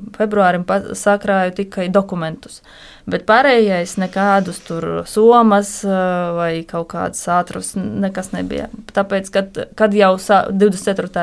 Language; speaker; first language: Latvian; non-native, local second language; Russian